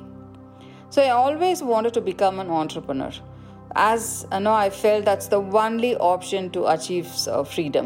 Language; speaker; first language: English; non-native, local second language; Tamil